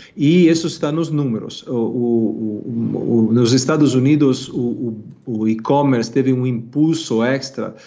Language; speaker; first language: Portuguese; non-native, fluent; Italian